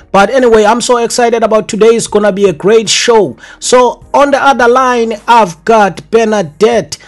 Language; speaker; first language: English; non-native, local second language; Zulu